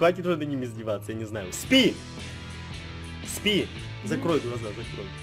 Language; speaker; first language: Russian; native; Russian